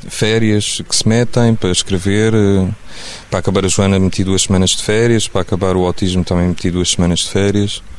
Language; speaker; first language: Portuguese; early bilingual, other home language; French